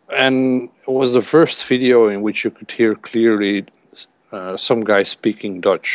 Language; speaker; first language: English; non-native, fluent; Dutch